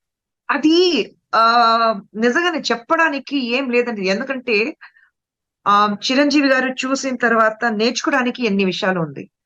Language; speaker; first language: Telugu; non-native, fluent; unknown